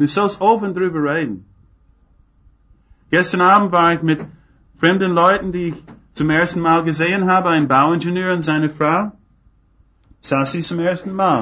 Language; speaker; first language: German; non-native, fluent; English